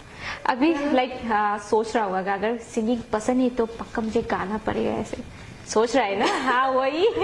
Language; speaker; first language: Hindi; non-native, local second language; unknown